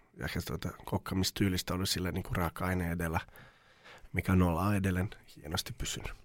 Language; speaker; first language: Finnish; non-native, fluent; Serbian